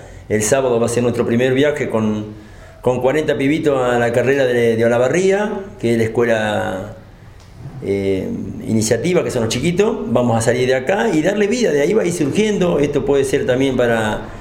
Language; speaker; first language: Spanish; native; Spanish